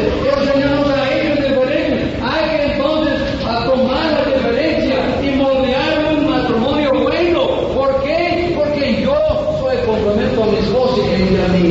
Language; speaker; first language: Spanish; non-native, fluent; English